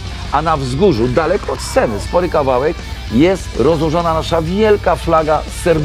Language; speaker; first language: Polish; native; Polish